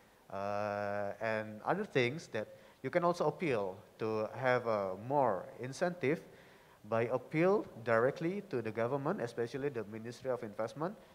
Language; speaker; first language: English; non-native, fluent; Indonesian